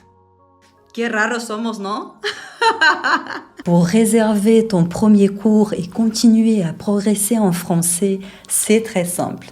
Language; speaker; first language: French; non-native, fluent; Portuguese